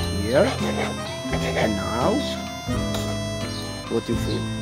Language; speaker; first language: English; non-native, learner; Italian